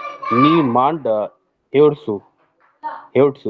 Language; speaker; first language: German; non-native, learner; Hindi